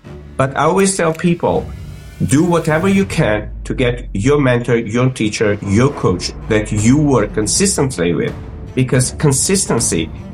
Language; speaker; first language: English; non-native, fluent; Macedonian